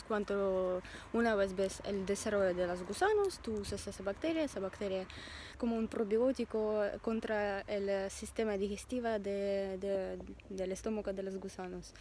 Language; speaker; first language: Spanish; non-native, learner; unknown